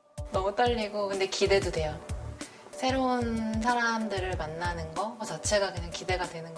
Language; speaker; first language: Korean; early bilingual, heritage; Korean